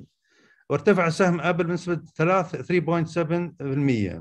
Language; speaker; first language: Arabic; native; Arabic